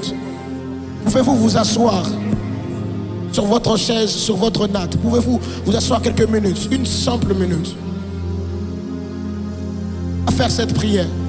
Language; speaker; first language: French; non-native, local second language; Lingala